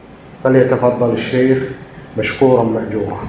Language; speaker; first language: Arabic; native; Arabic